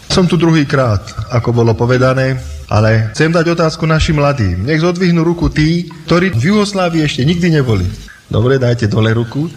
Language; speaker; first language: Slovak; native; Slovak